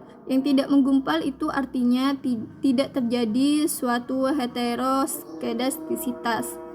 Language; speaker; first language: Indonesian; native; Indonesian